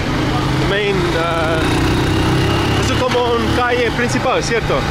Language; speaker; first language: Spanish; non-native, learner; English